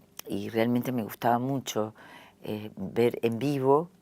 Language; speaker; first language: Spanish; native; Spanish